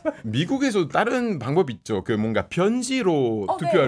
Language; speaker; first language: Korean; non-native, fluent; French